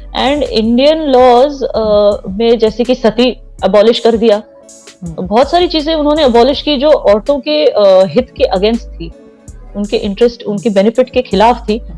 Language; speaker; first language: Hindi; non-native, local second language; Kashmiri